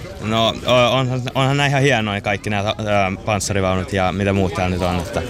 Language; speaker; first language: Finnish; native; Finnish